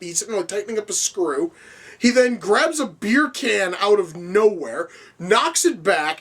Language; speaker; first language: English; native; English